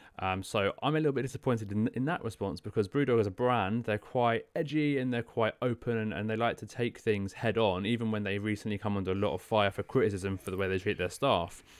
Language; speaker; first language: English; native; English